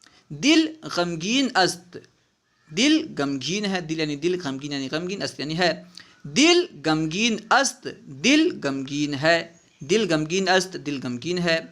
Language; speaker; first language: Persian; non-native, fluent; Urdu